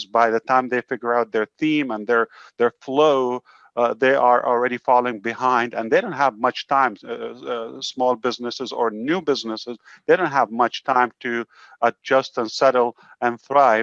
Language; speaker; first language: English; non-native, fluent; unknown